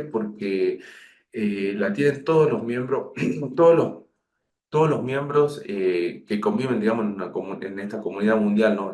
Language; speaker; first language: Spanish; native; Spanish